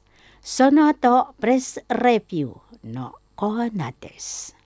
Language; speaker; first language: Japanese; non-native, fluent; Indonesian